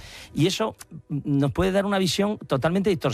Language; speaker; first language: Spanish; native; Spanish